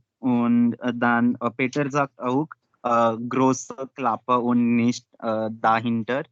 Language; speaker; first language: German; non-native, learner; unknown